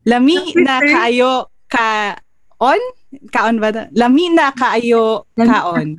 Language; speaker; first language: Cebuano; non-native, learner; Filipino